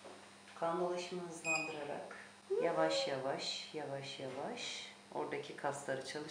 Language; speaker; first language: Turkish; native; Turkish